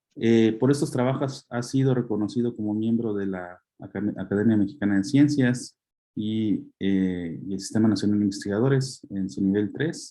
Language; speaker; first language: Spanish; native; Spanish